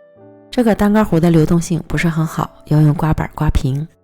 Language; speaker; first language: Chinese; native; Chinese